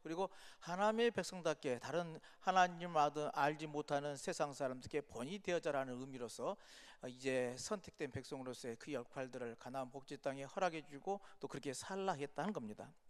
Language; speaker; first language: Korean; native; Korean